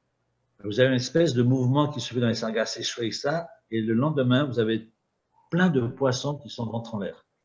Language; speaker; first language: French; native; French